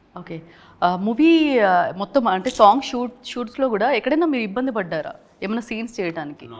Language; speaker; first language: Telugu; native; Telugu